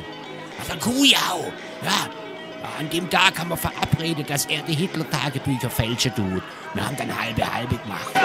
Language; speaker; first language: German; native; German